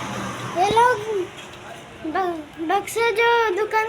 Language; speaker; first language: Hindi; non-native, local second language; Odia